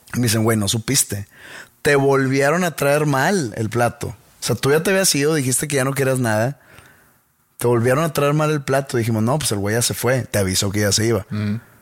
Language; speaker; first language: Spanish; native; Spanish